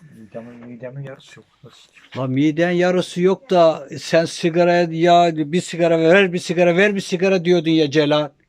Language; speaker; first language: Turkish; native; Turkish